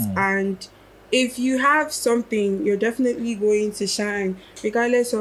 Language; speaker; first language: English; non-native, local second language; Igbo